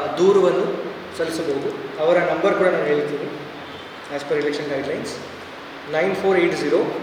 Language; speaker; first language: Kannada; non-native, fluent; Odia